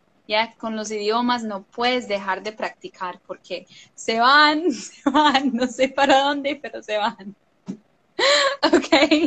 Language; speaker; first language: Spanish; non-native, fluent; English